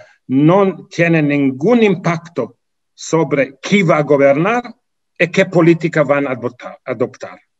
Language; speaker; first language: Spanish; non-native, fluent; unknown